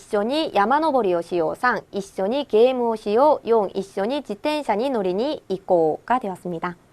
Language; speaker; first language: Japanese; non-native, fluent; Korean